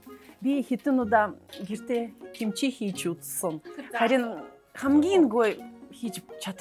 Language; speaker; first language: Mongolian; non-native, learner; Russian